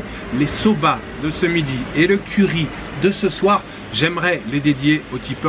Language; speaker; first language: French; native; French